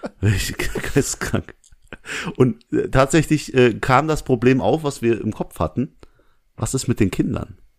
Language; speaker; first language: German; early bilingual, other home language; Urdu